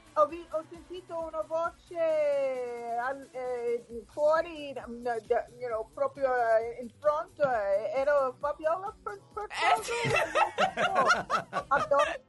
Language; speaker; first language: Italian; non-native, fluent; English